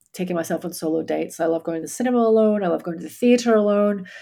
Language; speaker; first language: English; native; English